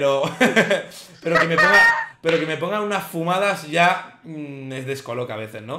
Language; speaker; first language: Spanish; native; Spanish